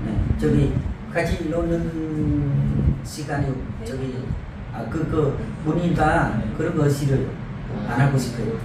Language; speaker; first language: Korean; non-native, learner; Vietnamese